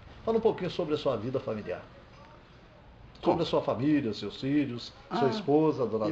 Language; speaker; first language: Portuguese; native; Portuguese